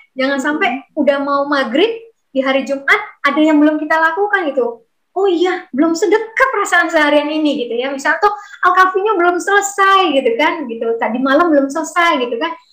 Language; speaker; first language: Indonesian; native; Indonesian